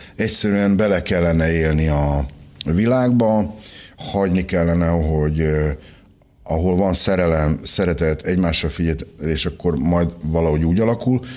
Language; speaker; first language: Hungarian; native; Hungarian